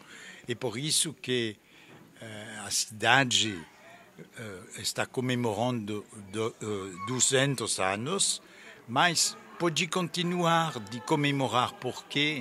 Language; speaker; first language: Portuguese; non-native, fluent; French